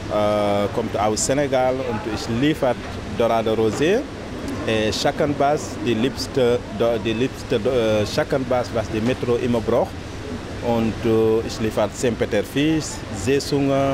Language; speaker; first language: German; non-native, learner; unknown